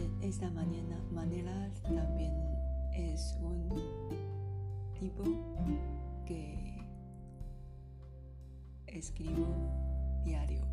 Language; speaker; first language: Spanish; non-native, learner; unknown